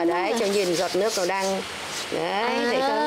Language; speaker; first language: Vietnamese; native; Vietnamese